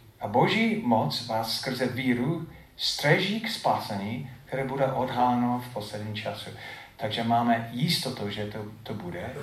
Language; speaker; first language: Czech; non-native, fluent; English